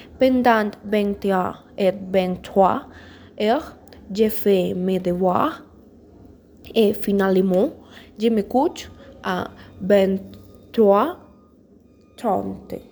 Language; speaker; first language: French; non-native, learner; Spanish